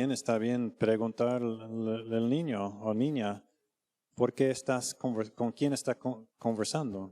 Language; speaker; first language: Spanish; non-native, fluent; English